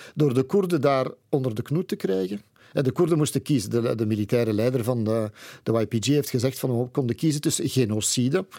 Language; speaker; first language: Dutch; native; Dutch